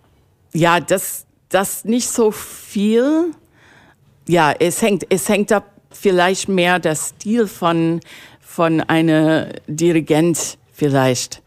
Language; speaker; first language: German; non-native, fluent; English